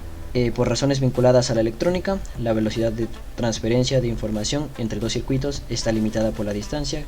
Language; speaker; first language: Spanish; native; Spanish